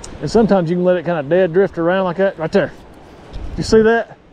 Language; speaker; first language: English; native; English